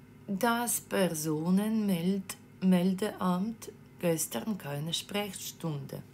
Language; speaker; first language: German; non-native, fluent; Ukrainian